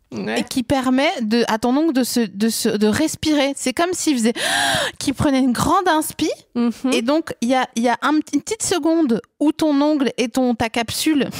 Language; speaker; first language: French; native; French